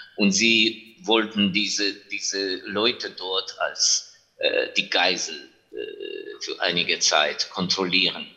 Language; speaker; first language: German; non-native, fluent; Ukrainian